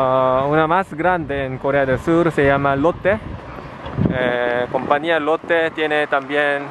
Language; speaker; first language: Spanish; non-native, fluent; Korean